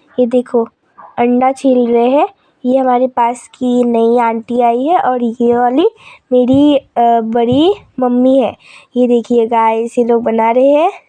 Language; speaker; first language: Hindi; non-native, local second language; Manipuri